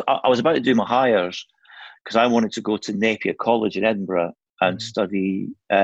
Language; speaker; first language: English; native; English